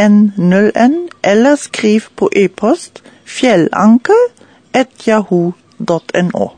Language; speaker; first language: Norwegian; non-native, learner; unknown